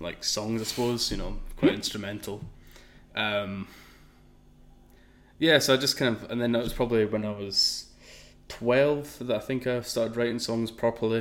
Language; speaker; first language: English; native; English